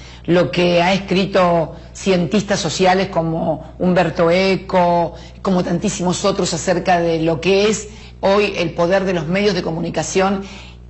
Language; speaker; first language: Spanish; native; Spanish